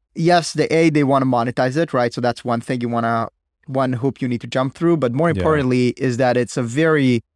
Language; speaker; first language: English; non-native, fluent; Hebrew